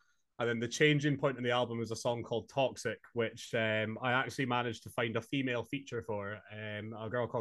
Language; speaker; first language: English; native; English